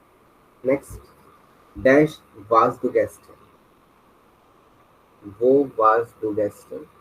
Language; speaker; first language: German; non-native, fluent; Hindi